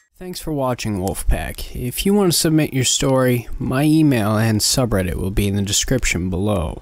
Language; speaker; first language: English; native; English